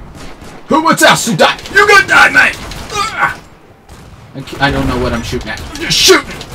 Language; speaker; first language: English; native; English